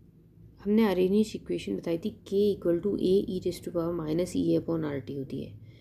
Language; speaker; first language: Hindi; native; Hindi